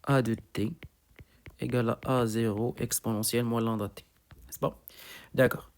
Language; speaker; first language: French; non-native, local second language; Arabic